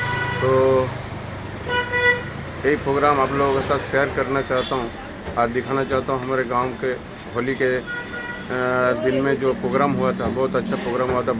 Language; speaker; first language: Hindi; non-native, local second language; Bangla